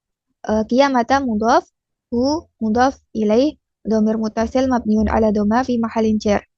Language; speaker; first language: Arabic; non-native, learner; Indonesian